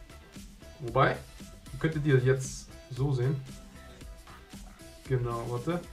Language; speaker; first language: German; native; German